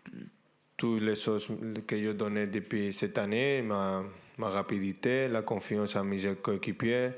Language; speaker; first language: French; non-native, fluent; Spanish